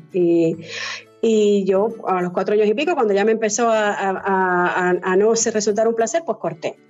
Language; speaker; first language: Spanish; native; Spanish